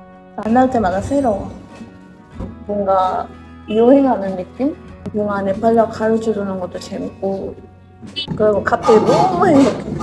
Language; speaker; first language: Korean; non-native, fluent; Nepali